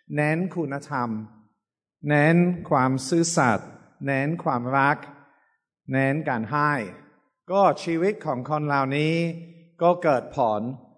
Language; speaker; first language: Thai; non-native, fluent; English